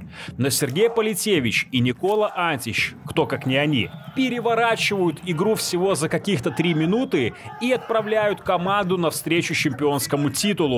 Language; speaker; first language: Russian; native; Russian